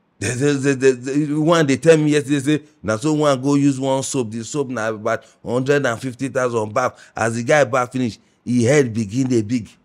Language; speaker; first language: Nigerian Pidgin; non-native, local second language; Yoruba